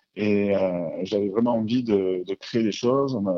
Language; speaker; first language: French; native; French